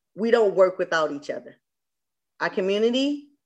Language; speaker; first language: English; native; English